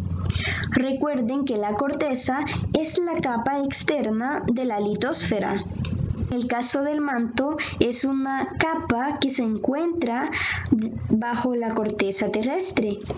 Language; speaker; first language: Spanish; native; Spanish